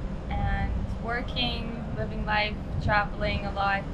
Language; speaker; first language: English; early bilingual, heritage; English